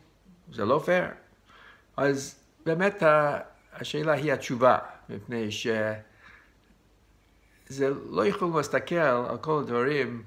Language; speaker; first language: Hebrew; non-native, fluent; English